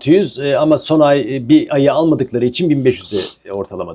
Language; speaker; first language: Turkish; native; Turkish